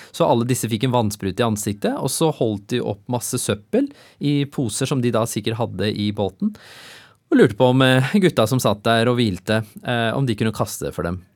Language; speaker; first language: Norwegian; early bilingual, other home language; Urdu